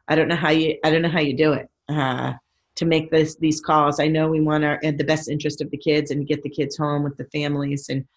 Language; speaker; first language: English; native; English